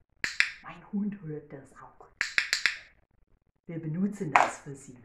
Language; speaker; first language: German; non-native, learner; English